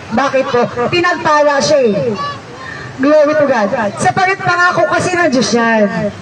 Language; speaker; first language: Filipino; non-native, local second language; Hiligaynon